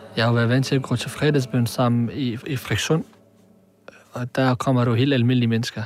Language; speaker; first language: Danish; early bilingual, other home language; Arabic